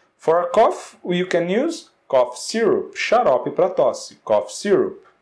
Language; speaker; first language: English; non-native, fluent; Portuguese